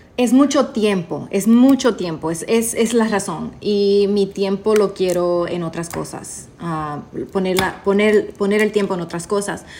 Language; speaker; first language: Spanish; early bilingual, heritage; Spanish